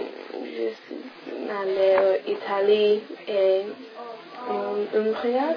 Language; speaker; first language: French; non-native, learner; English